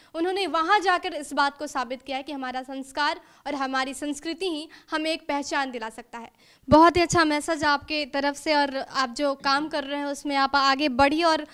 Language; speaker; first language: Hindi; native; Hindi